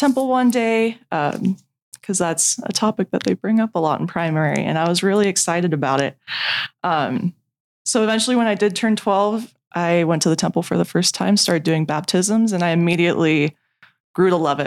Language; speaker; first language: English; native; English